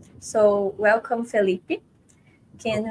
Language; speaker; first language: English; non-native, fluent; Portuguese